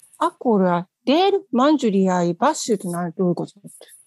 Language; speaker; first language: Hungarian; non-native, learner; Japanese